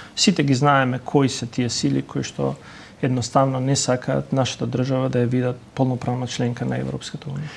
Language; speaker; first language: Macedonian; non-native, local second language; Albanian